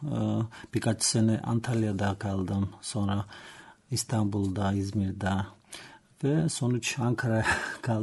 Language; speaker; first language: Turkish; non-native, learner; Georgian